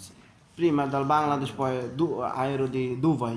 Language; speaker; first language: Italian; non-native, learner; Bangla